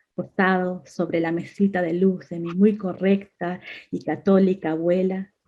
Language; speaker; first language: Spanish; native; Spanish